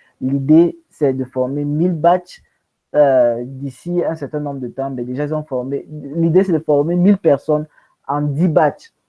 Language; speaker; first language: French; non-native, local second language; English